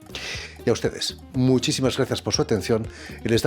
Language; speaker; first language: Spanish; native; Spanish